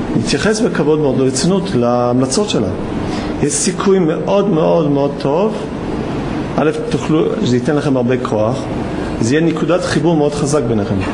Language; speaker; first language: Hebrew; non-native, fluent; English